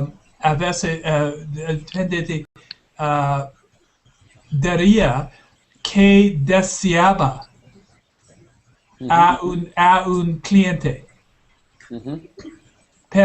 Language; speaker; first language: Spanish; non-native, learner; English